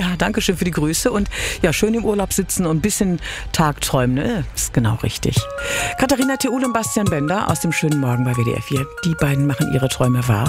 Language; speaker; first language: German; native; German